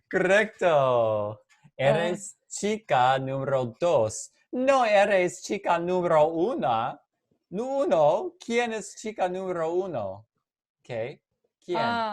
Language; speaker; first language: Spanish; non-native, fluent; English